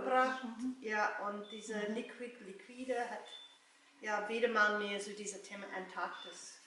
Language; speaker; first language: German; non-native, learner; English